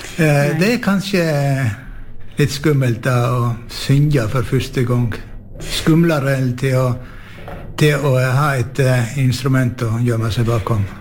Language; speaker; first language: Norwegian; native; Norwegian